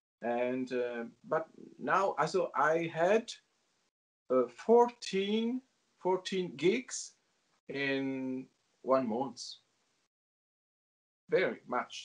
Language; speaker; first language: English; non-native, learner; Italian